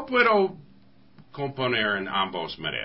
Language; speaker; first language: Spanish; non-native, learner; English